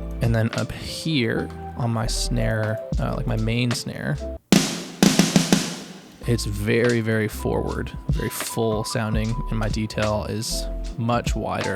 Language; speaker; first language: English; native; English